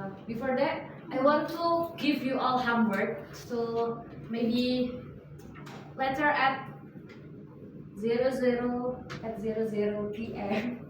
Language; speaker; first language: English; non-native, learner; Indonesian